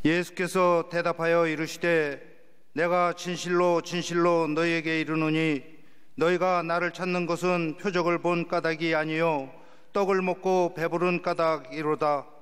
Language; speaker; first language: Korean; native; Korean